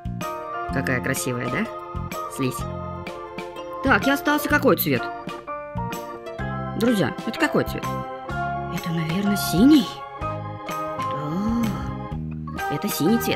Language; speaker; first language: Russian; native; Russian